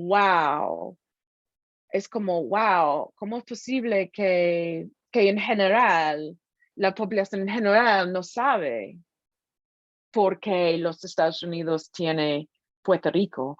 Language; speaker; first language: Spanish; non-native, fluent; English